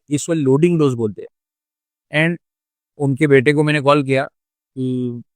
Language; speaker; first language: Hindi; non-native, local second language; Marathi